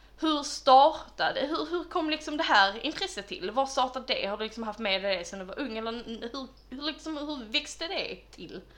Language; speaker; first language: Swedish; native; Swedish